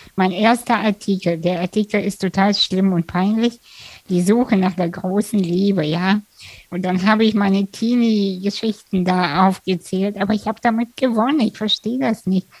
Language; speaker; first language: German; early bilingual, other home language; Russian